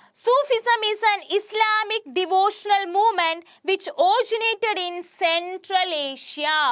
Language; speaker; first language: English; non-native, local second language; Malayalam